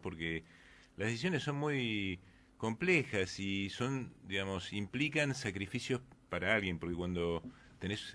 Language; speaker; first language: Spanish; native; Spanish